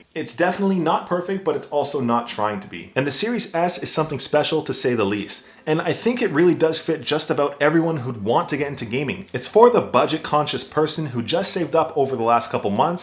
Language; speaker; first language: English; native; English